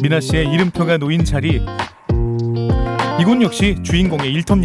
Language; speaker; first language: Korean; native; Korean